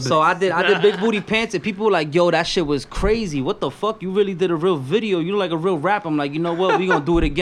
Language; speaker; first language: English; early bilingual, other home language; Spanish